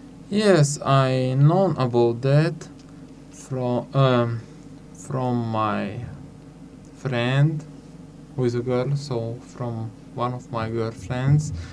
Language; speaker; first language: English; non-native, learner; Hungarian